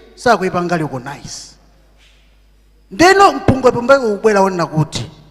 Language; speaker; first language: Nyanja; native; Nyanja